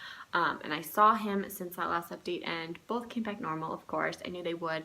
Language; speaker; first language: English; native; English